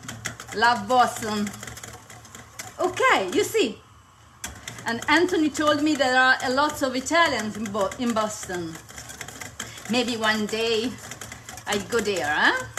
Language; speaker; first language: English; non-native, fluent; Italian